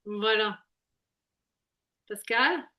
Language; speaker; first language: French; native; French